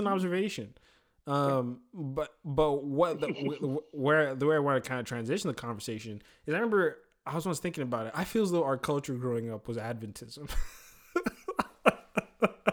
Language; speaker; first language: English; native; English